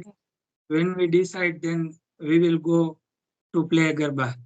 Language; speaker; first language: English; non-native, learner; Gujarati